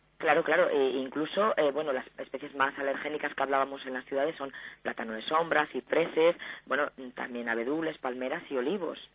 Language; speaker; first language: Spanish; native; Spanish